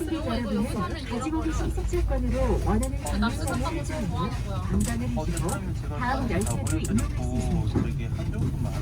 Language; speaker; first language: Korean; native; Korean